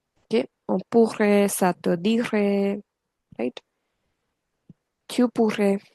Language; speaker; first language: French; non-native, fluent; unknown